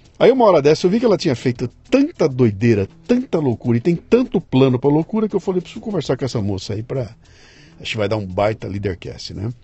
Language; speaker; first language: Portuguese; native; Portuguese